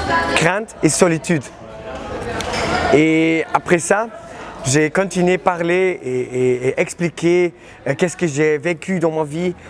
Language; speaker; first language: French; non-native, learner; German